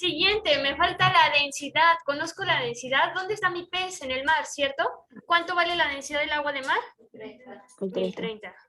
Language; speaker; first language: Spanish; native; Spanish